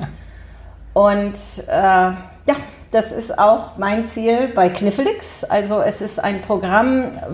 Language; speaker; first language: German; early bilingual, heritage; German